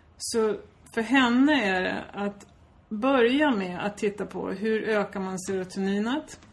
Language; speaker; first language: Swedish; native; Swedish